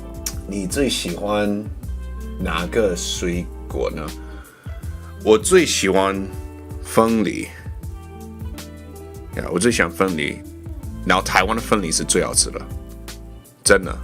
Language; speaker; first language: Chinese; non-native, learner; English